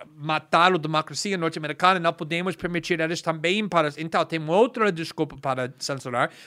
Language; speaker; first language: Portuguese; non-native, fluent; English